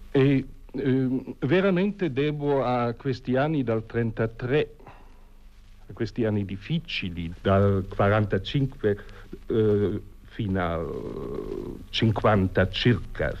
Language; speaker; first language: Italian; non-native, fluent; German